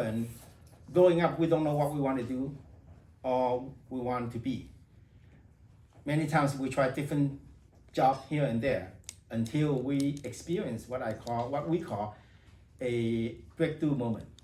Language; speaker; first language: English; non-native, fluent; Vietnamese